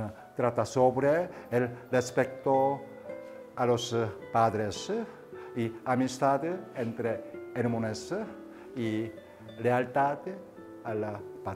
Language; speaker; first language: Spanish; non-native, fluent; Korean